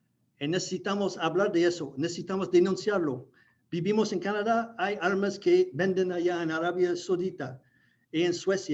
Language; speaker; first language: Spanish; non-native, fluent; English